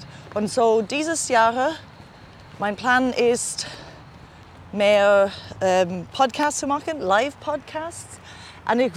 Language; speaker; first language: German; non-native, learner; English